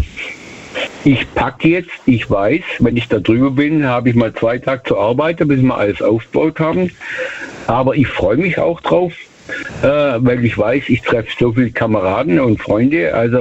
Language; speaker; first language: German; native; German